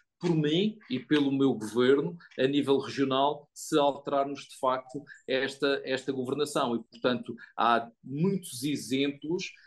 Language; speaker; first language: Portuguese; native; Portuguese